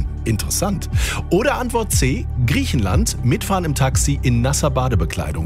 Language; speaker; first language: German; native; German